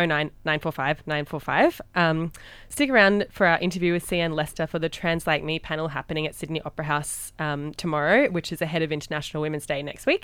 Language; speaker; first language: English; native; English